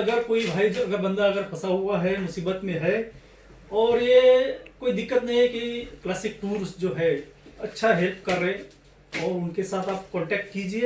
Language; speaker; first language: Hindi; native; Hindi